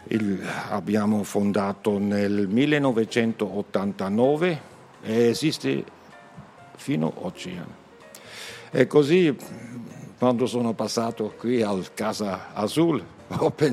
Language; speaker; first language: Italian; non-native, learner; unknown